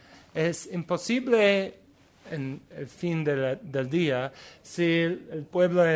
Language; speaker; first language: Spanish; non-native, learner; English